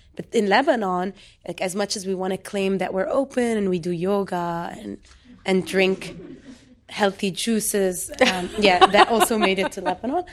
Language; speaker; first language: English; non-native, fluent; Arabic